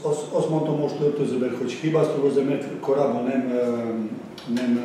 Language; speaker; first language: Hungarian; non-native, learner; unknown